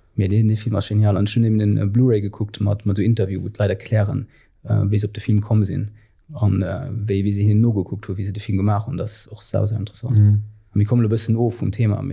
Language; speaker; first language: Luxembourgish; native; Luxembourgish